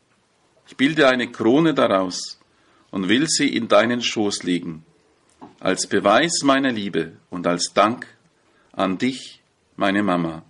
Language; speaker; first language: German; native; German